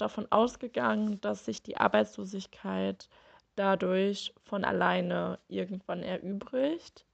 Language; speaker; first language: German; native; German